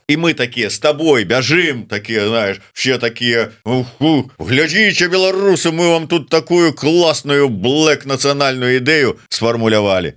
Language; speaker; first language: Belarusian; native; Belarusian